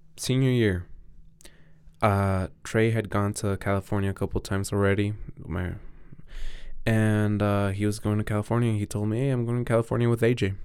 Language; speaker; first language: English; non-native, fluent; Spanish